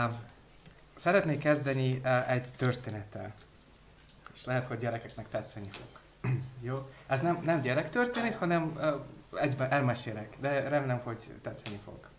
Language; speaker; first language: Hungarian; non-native, learner; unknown